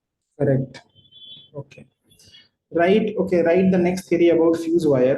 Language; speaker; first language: English; non-native, local second language; Hindi